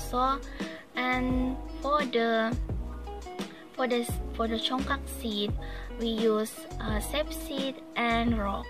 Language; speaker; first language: English; non-native, learner; Malay